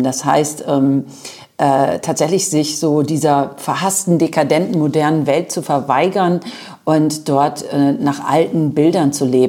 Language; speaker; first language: German; native; German